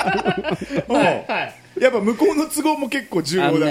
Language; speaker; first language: Japanese; native; Japanese